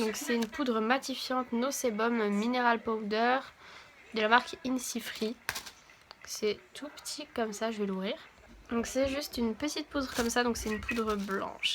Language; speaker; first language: French; native; French